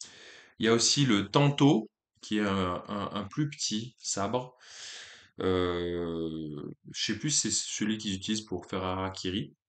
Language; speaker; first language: French; native; French